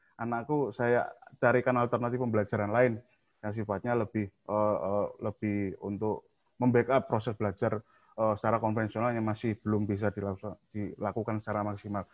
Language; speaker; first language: Indonesian; native; Indonesian